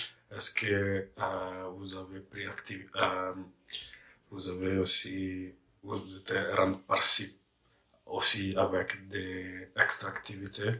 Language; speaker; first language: French; non-native, fluent; English